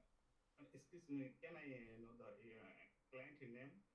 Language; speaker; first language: English; non-native, learner; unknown